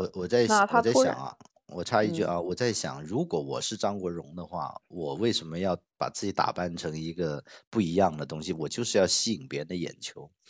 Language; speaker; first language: Chinese; non-native, local second language; Cantonese